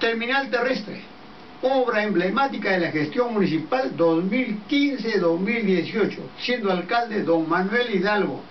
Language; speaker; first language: Spanish; native; Spanish